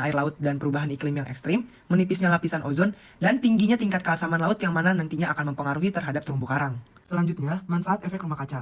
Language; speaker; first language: Indonesian; native; Indonesian